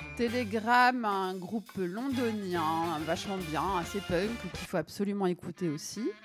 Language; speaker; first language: French; native; French